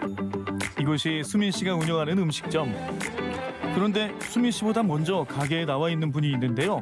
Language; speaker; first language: Korean; native; Korean